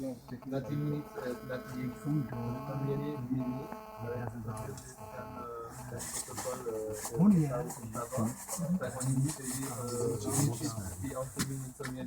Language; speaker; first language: Czech; non-native, learner; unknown